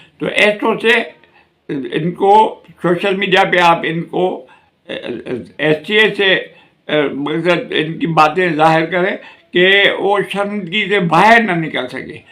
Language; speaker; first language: Urdu; non-native, local second language; Sindhi